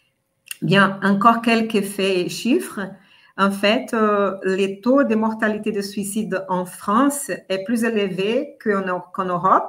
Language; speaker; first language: French; non-native, fluent; Portuguese